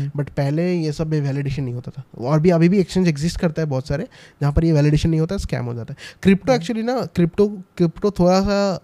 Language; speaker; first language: Hindi; non-native, local second language; Assamese